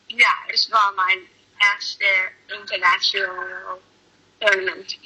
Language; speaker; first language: German; early bilingual, heritage; English